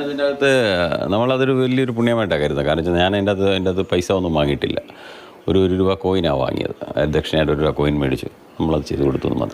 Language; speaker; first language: Malayalam; native; Malayalam